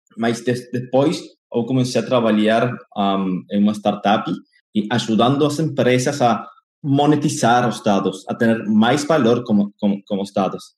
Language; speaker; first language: Portuguese; non-native, fluent; Spanish